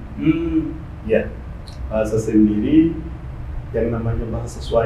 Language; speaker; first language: Indonesian; non-native, fluent; Rundi